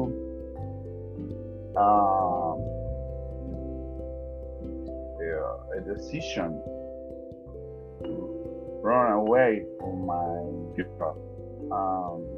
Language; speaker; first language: English; non-native, learner; Spanish